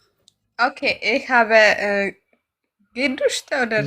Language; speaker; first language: German; non-native, learner; Amharic